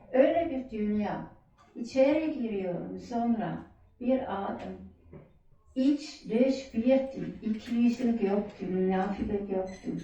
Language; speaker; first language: Turkish; non-native, learner; German